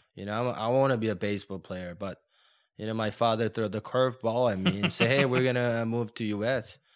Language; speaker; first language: English; non-native, fluent; Korean